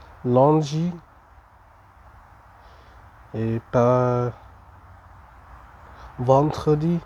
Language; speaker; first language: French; non-native, learner; English